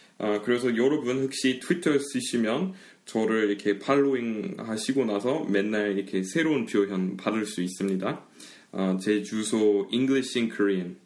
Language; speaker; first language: Korean; non-native, fluent; English